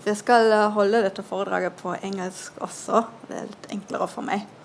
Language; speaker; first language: Norwegian; non-native, fluent; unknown